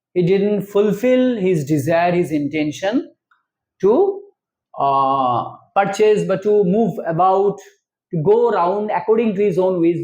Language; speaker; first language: English; non-native, local second language; Bangla